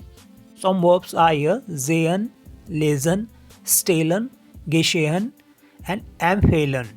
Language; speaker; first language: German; non-native, learner; Hindi